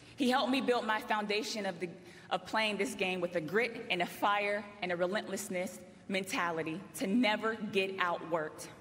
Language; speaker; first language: English; native; English